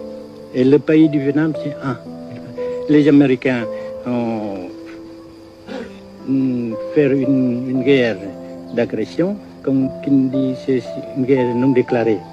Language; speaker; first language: French; non-native, local second language; Vietnamese